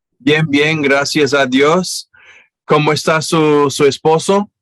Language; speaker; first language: Spanish; non-native, fluent; English